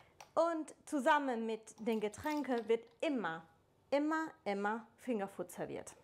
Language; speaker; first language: German; non-native, fluent; Italian